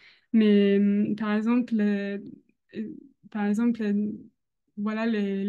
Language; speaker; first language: French; non-native, fluent; Italian